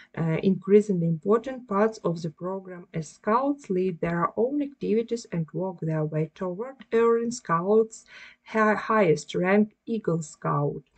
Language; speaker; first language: English; non-native, fluent; Ukrainian